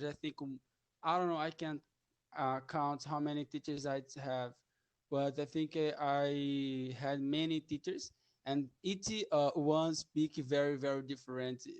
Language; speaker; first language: English; non-native, learner; Portuguese